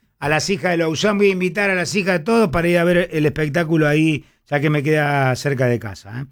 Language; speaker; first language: Spanish; native; Spanish